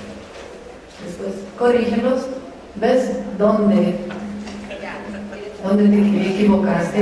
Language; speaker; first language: Spanish; non-native, fluent; Romanian